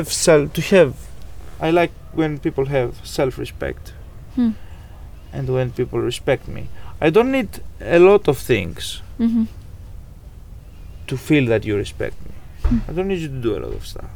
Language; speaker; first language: English; non-native, fluent; Greek